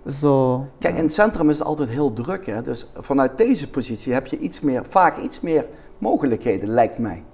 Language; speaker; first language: Dutch; native; Dutch